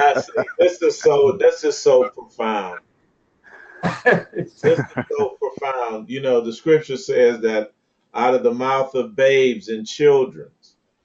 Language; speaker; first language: English; native; English